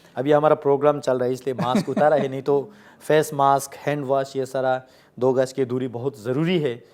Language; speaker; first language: Hindi; non-native, local second language; Ladakhi